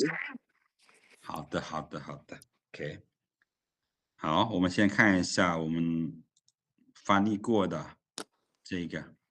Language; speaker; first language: Chinese; non-native, fluent; Lao